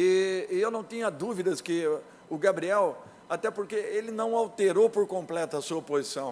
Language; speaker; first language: Portuguese; native; Portuguese